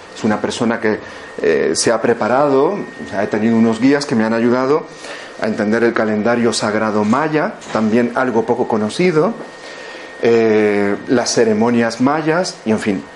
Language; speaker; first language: Spanish; native; Spanish